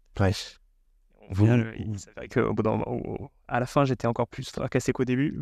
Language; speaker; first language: French; native; French